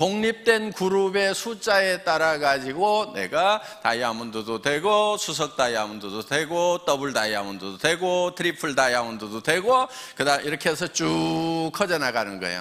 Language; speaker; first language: Korean; native; Korean